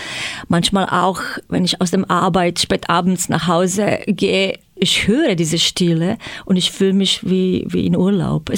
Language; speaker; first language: German; non-native, fluent; Croatian